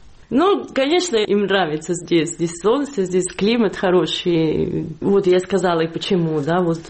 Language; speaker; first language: Russian; non-native, fluent; Catalan